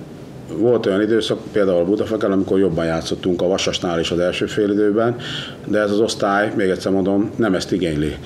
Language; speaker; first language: Hungarian; native; Hungarian